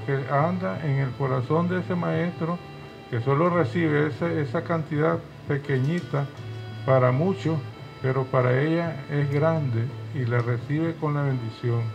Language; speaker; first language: Spanish; native; Spanish